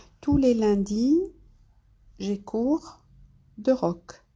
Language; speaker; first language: French; non-native, fluent; Spanish